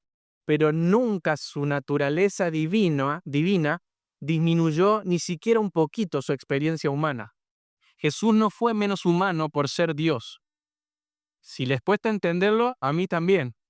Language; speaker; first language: Spanish; native; Spanish